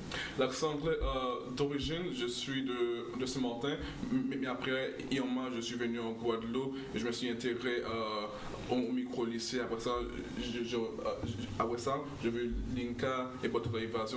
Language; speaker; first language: French; non-native, local second language; English